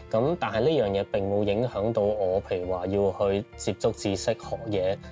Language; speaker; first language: Cantonese; early bilingual, other home language; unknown